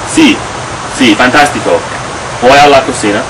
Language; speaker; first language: Spanish; non-native, learner; English